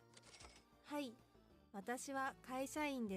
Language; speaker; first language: Japanese; non-native, learner; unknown